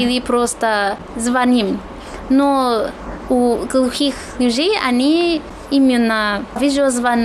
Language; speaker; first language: Russian; non-native, fluent; Chinese